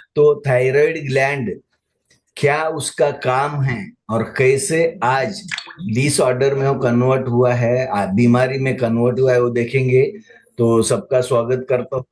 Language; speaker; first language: Hindi; non-native, local second language; Marathi